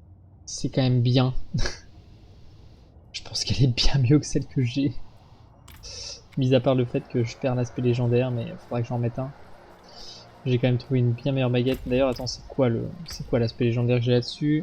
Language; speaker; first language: French; native; French